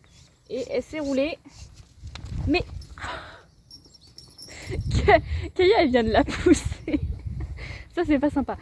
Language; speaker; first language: French; native; French